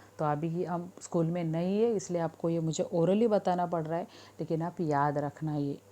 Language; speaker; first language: Hindi; non-native, local second language; Marathi